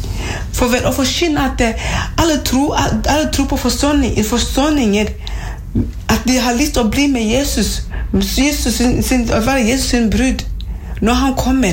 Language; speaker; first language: Norwegian; non-native, fluent; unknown